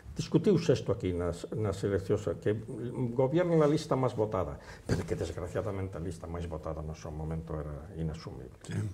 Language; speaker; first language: Galician; native; Galician